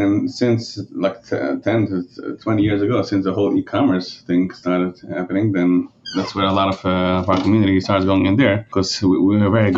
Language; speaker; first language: English; early bilingual, other home language; Yiddish